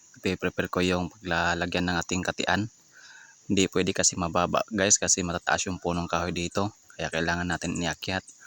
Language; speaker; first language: Filipino; non-native, local second language; Cebuano